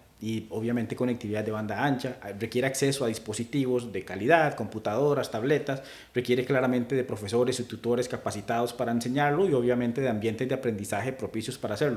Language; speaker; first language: Spanish; native; Spanish